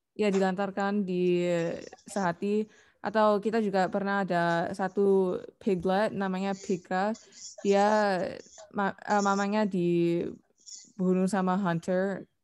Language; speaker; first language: Indonesian; non-native, learner; English